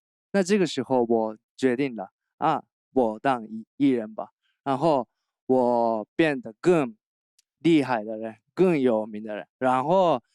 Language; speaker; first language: Chinese; non-native, learner; Japanese